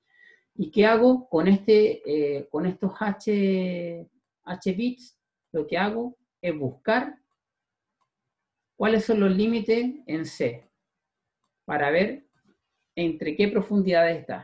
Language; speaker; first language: Spanish; native; Spanish